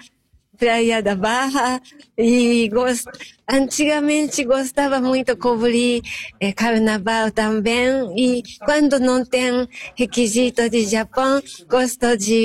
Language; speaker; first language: Portuguese; non-native, learner; Japanese